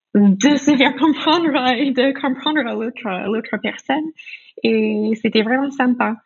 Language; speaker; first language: French; non-native, fluent; English